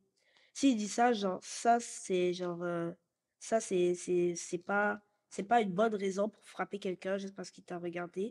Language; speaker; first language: French; non-native, local second language; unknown